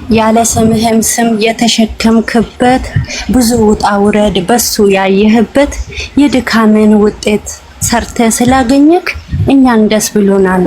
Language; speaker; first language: Amharic; non-native, local second language; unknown